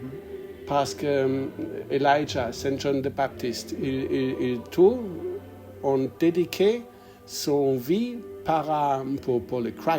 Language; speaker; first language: French; non-native, learner; English